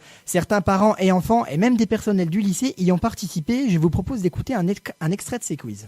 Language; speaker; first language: French; native; French